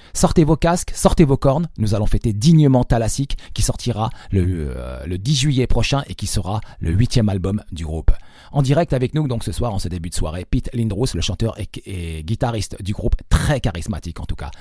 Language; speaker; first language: French; native; French